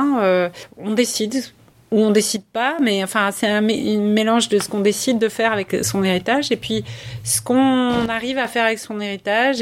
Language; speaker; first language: French; early bilingual, other home language; English